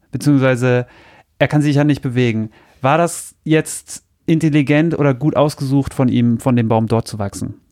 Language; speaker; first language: German; native; German